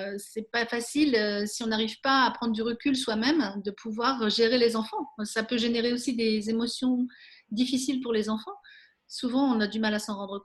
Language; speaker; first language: French; native; French